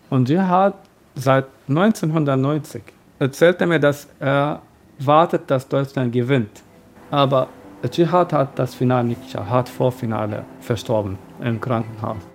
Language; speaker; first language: German; non-native, learner; Arabic